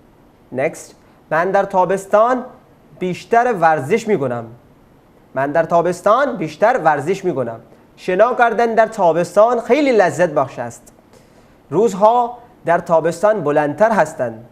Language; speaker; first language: Persian; non-native, fluent; Urdu